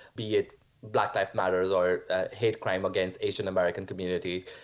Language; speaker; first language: English; non-native, local second language; Hindi